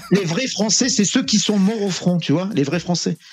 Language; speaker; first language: French; native; French